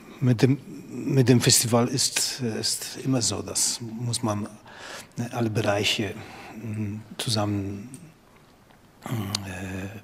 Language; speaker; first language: German; non-native, learner; Polish